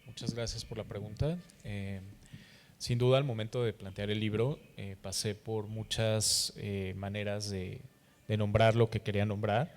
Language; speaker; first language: Spanish; native; Spanish